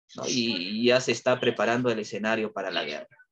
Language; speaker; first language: Spanish; native; Spanish